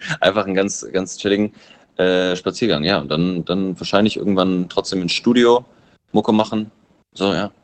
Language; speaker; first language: German; early bilingual, other home language; English